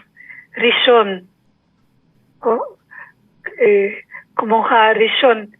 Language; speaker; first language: Hebrew; non-native, learner; German